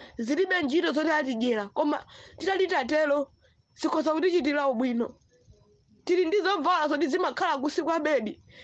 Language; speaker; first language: Nyanja; non-native, local second language; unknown